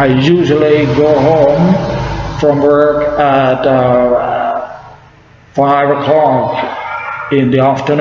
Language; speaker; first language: English; non-native, learner; Indonesian